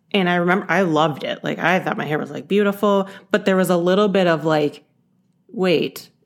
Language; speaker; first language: English; early bilingual, other home language; Yoruba